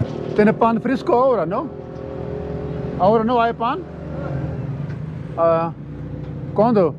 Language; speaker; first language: Spanish; non-native, learner; Urdu